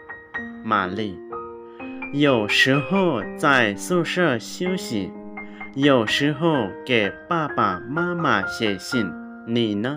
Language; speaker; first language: Chinese; non-native, fluent; Lao